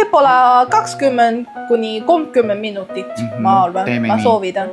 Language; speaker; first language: Estonian; non-native, learner; Chinese